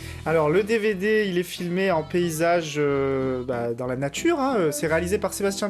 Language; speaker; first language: French; native; French